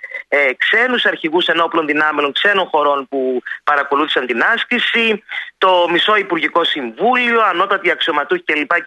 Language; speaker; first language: Greek; native; Greek